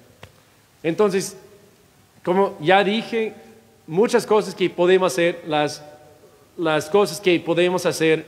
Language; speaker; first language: Spanish; non-native, fluent; English